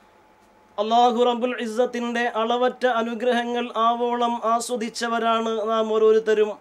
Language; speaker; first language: Malayalam; native; Malayalam